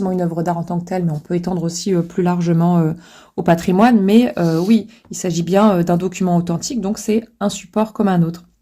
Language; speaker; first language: French; native; French